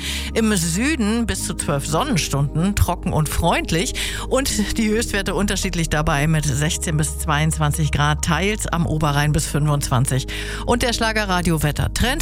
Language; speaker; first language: German; native; German